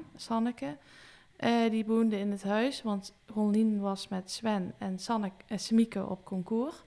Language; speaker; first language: Dutch; native; Dutch